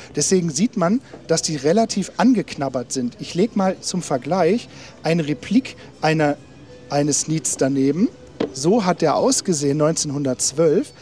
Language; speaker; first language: German; native; German